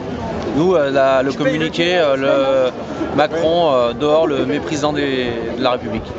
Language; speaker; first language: French; native; French